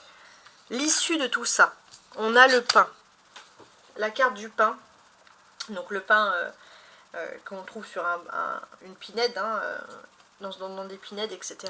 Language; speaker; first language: French; native; French